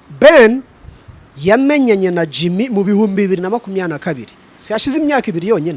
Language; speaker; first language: Kinyarwanda; native; Kinyarwanda